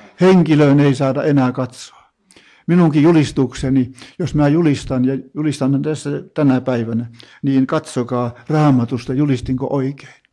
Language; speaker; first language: Finnish; native; Finnish